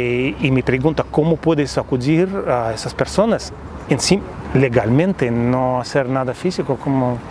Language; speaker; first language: Spanish; non-native, fluent; Russian